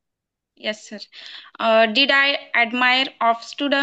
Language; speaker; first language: English; non-native, learner; Marathi